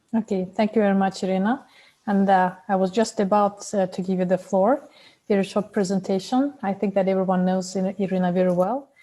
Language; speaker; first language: English; non-native, fluent; Azerbaijani